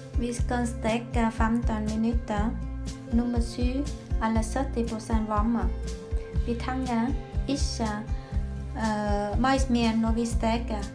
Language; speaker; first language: Norwegian; non-native, learner; Vietnamese